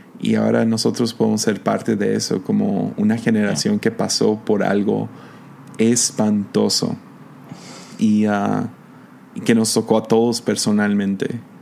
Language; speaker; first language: Spanish; non-native, fluent; English